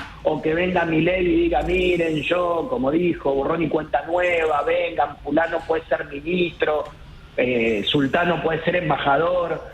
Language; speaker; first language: Spanish; native; Spanish